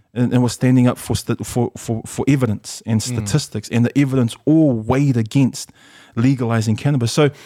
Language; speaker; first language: English; early bilingual, other home language; Samoan